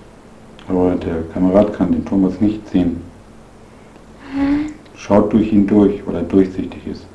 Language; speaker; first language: German; native; German